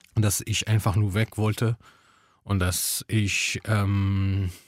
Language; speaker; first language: German; non-native, fluent; Arabic